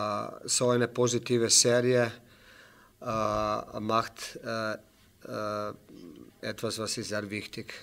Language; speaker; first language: German; non-native, fluent; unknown